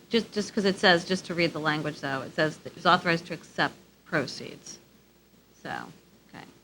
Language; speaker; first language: English; native; English